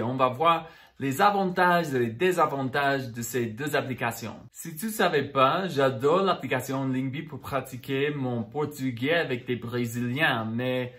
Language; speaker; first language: French; non-native, fluent; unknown